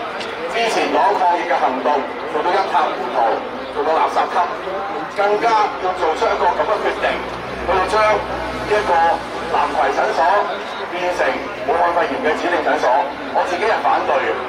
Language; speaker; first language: Chinese; native; Chinese